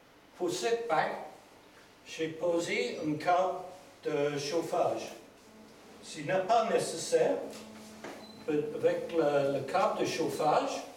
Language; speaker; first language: French; non-native, learner; English